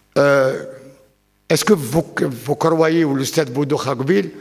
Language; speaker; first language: French; non-native, local second language; Arabic